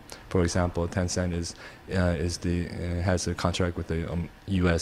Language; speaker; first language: English; non-native, fluent; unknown